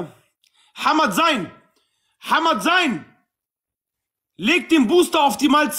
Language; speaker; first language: German; non-native, local second language; Arabic